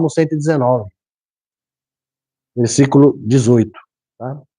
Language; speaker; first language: Portuguese; native; Portuguese